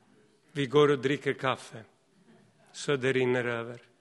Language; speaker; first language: Swedish; non-native, fluent; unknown